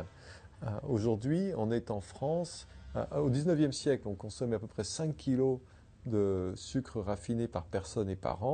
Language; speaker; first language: French; native; French